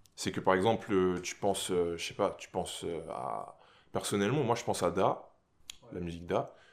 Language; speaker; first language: French; native; French